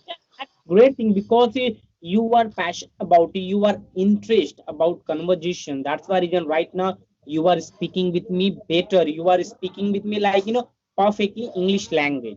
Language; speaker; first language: English; non-native, learner; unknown